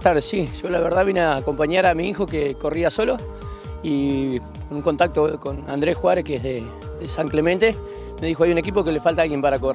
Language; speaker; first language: Spanish; native; Spanish